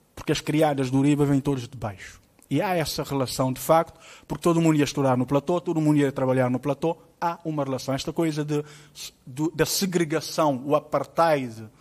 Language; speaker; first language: Portuguese; non-native, local second language; Kabuverdianu